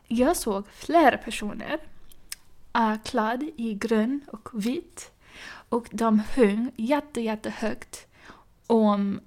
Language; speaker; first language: Swedish; non-native, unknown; English